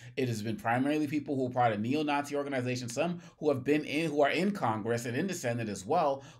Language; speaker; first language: English; native; English